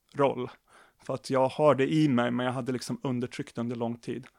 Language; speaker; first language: Swedish; native; Swedish